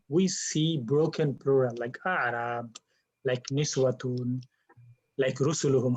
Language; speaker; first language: English; non-native, local second language; Bangla